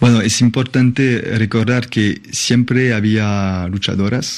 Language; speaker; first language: Spanish; non-native, fluent; French